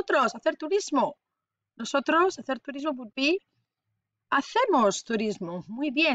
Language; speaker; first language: Spanish; non-native, fluent; English